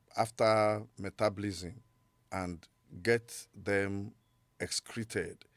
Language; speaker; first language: English; non-native, local second language; Yoruba